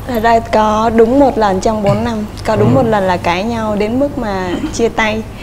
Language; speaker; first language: Vietnamese; native; Vietnamese